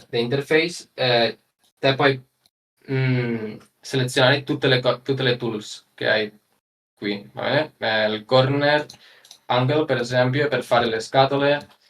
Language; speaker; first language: Italian; non-native, learner; Spanish